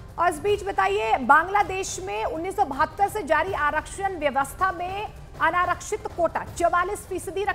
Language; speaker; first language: Hindi; native; Hindi